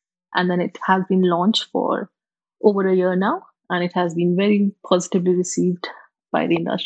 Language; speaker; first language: English; non-native, local second language; Hindi